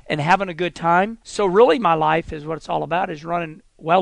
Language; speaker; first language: English; native; English